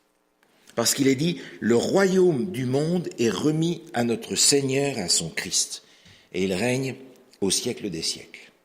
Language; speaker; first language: French; native; French